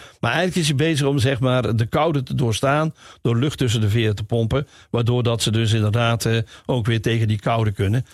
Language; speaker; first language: Dutch; native; Dutch